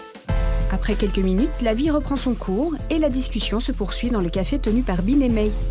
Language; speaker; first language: French; native; French